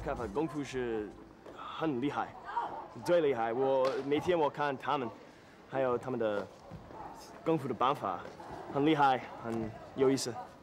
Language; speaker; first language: Chinese; non-native, learner; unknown